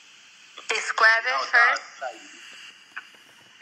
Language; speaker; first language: English; non-native, fluent; Chinese